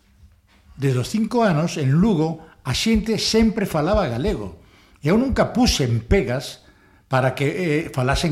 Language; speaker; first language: Galician; non-native, local second language; Spanish